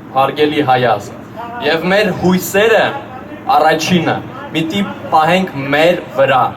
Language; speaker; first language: Armenian; native; Armenian